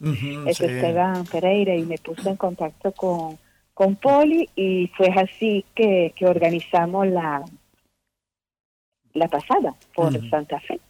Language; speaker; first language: Spanish; non-native, fluent; French